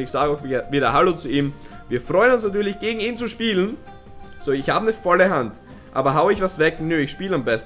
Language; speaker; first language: German; native; German